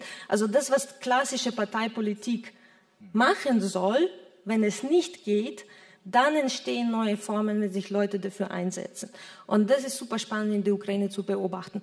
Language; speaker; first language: German; non-native, fluent; Ukrainian